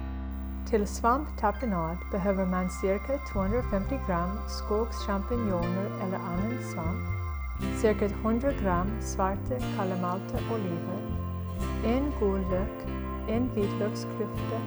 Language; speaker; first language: Swedish; non-native, fluent; English